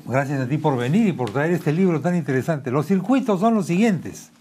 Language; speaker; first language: Spanish; native; Spanish